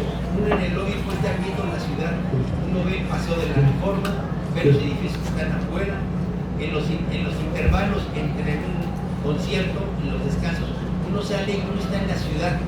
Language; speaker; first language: Spanish; native; Spanish